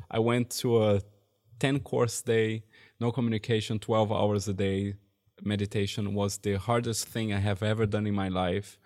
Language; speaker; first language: English; non-native, fluent; Portuguese